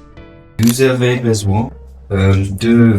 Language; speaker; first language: French; non-native, learner; English